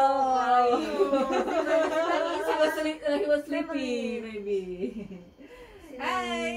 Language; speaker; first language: English; non-native, fluent; Indonesian